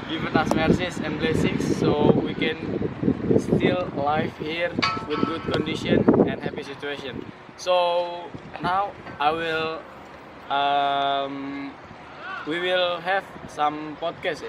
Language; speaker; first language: English; non-native, learner; Indonesian